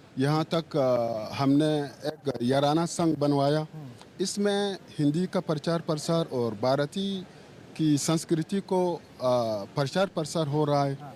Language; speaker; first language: Hindi; non-native, fluent; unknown